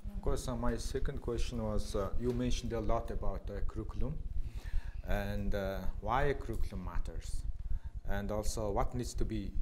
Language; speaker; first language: English; non-native, fluent; Mongolian